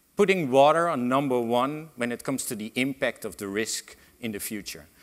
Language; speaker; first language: English; non-native, fluent; Dutch